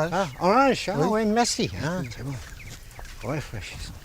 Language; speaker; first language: French; non-native, learner; English